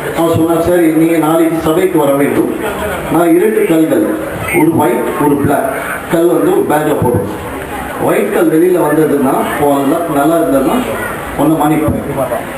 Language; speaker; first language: Tamil; non-native, local second language; Marwari